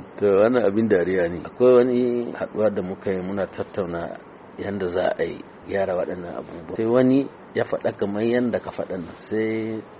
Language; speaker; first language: Hausa; non-native, local second language; Fula